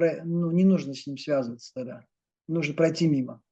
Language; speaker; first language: Russian; native; Russian